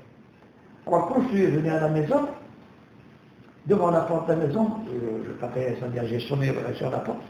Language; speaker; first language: French; non-native, local second language; Kabyle